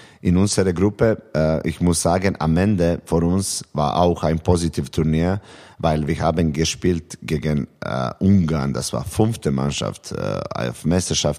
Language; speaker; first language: German; non-native, learner; Serbian